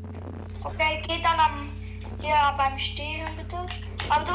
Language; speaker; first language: German; non-native, fluent; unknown